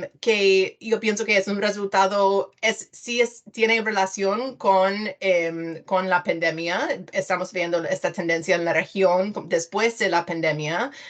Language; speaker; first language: Spanish; non-native, fluent; English